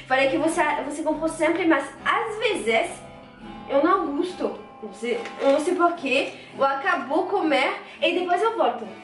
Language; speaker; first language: Portuguese; non-native, fluent; French